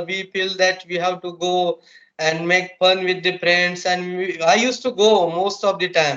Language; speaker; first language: English; non-native, local second language; Marathi